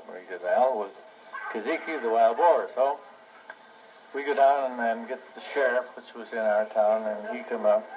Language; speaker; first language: English; native; English